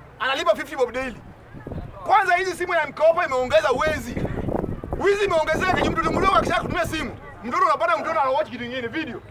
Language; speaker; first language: Swahili; native; Swahili